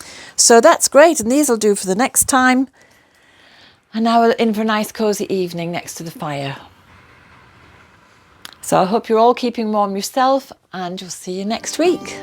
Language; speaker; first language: English; native; English